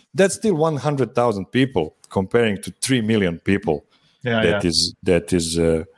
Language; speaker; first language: English; non-native, fluent; Serbian